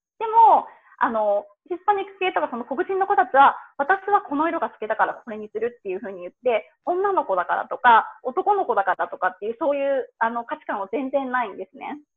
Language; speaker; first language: Japanese; native; Japanese